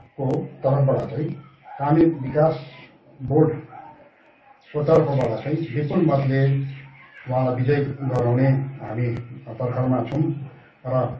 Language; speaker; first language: Nepali; native; Nepali